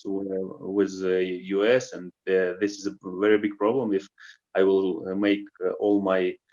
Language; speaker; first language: English; non-native, learner; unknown